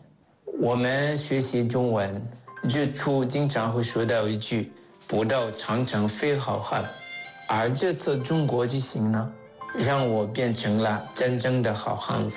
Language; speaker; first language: Chinese; non-native, fluent; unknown